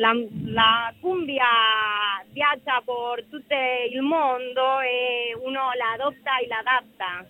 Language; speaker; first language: Italian; non-native, learner; Spanish